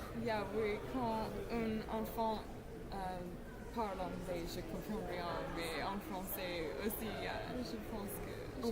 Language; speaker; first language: French; non-native, learner; English